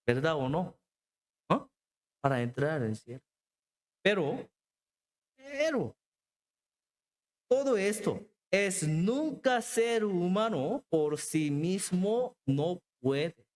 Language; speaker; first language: Spanish; non-native, learner; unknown